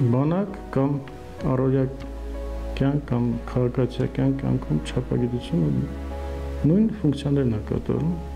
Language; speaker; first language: Armenian; early bilingual, heritage; Armenian